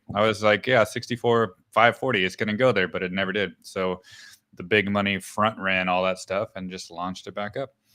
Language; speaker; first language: English; native; English